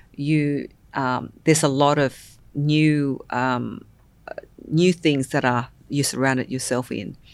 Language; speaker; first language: English; non-native, local second language; Vietnamese